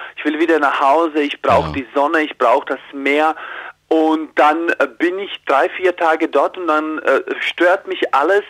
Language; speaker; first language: German; early bilingual, heritage; Croatian